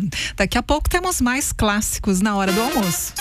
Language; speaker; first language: Portuguese; native; Portuguese